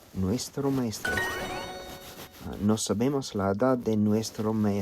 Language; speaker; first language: Spanish; non-native, learner; English